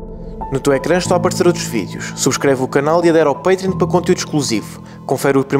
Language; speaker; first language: Portuguese; native; Portuguese